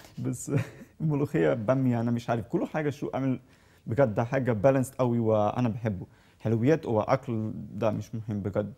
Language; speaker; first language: Egyptian Arabic; non-native, learner; Serbian